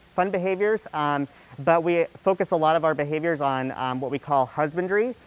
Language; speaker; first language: English; native; English